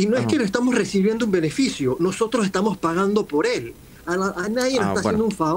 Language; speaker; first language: Spanish; native; Spanish